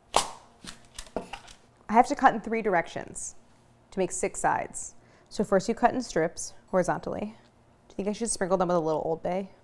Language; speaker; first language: English; native; English